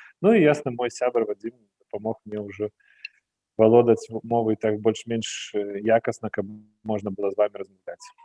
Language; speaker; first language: Belarusian; non-native, fluent; Lithuanian